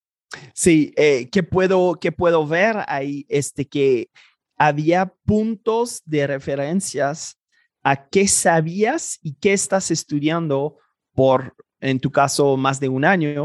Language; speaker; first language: Spanish; non-native, fluent; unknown